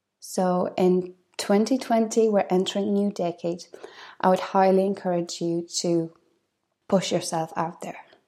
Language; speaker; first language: English; non-native, fluent; Polish